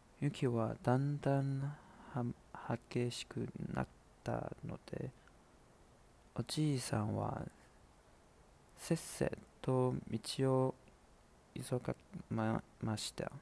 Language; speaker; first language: Japanese; non-native, learner; Chinese